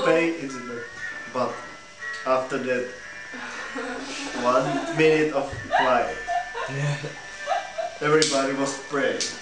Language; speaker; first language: English; non-native, learner; Czech